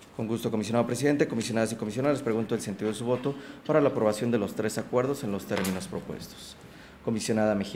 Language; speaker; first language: Spanish; native; Spanish